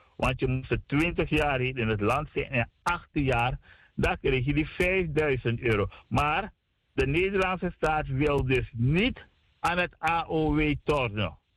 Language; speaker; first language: Dutch; native; Dutch